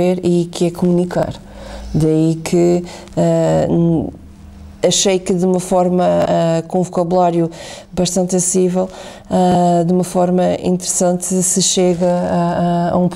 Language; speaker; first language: Portuguese; native; Portuguese